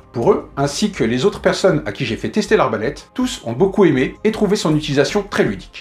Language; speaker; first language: French; native; French